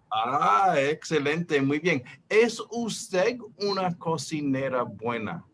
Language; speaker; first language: Spanish; non-native, fluent; English